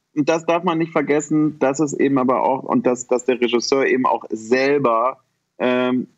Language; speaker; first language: German; native; German